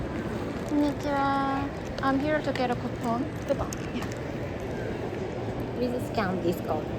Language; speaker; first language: English; non-native, learner; Korean